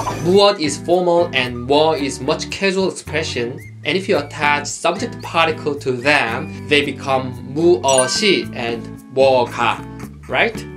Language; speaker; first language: English; non-native, fluent; Korean